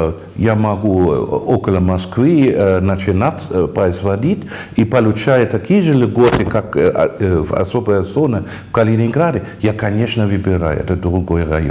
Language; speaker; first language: Russian; non-native, fluent; German